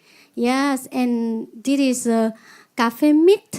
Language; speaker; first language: English; non-native, learner; Vietnamese